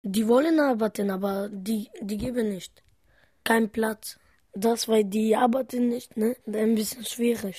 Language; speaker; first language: German; non-native, learner; Romany